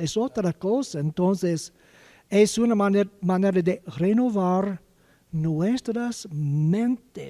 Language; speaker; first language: Spanish; non-native, learner; English